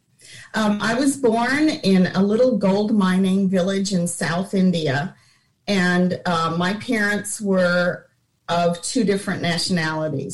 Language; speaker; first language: English; native; English